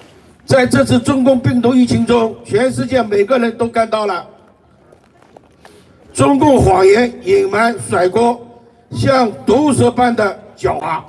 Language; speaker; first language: Chinese; native; Chinese